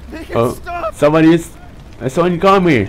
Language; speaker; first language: English; non-native, learner; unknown